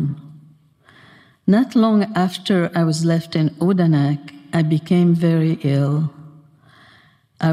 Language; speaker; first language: English; native; English